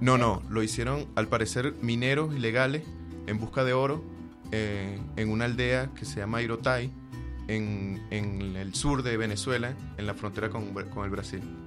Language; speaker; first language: Spanish; native; Spanish